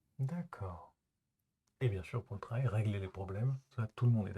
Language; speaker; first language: French; native; French